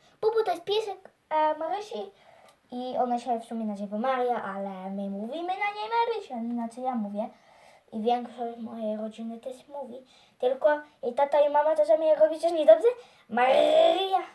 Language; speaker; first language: Polish; early bilingual, heritage; Polish